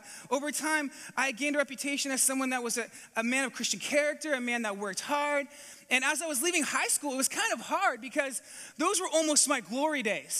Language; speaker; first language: English; native; English